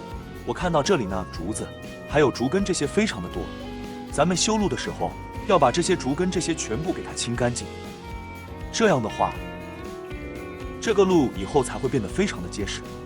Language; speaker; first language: Chinese; native; Chinese